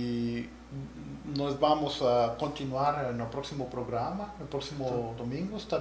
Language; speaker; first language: Portuguese; non-native, learner; Spanish